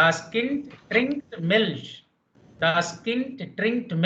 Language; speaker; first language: German; non-native, learner; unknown